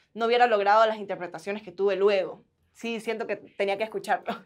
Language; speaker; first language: Spanish; native; Spanish